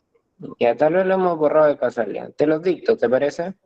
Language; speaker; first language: Spanish; native; Spanish